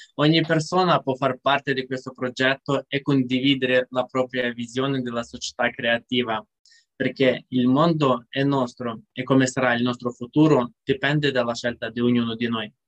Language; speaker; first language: Italian; non-native, fluent; Russian